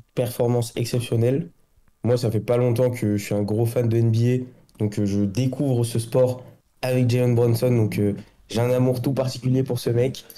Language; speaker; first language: French; native; French